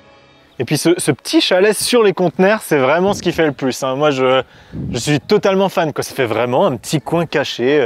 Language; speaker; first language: French; native; French